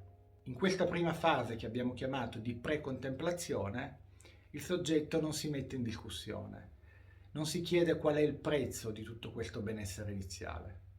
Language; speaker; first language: Italian; native; Italian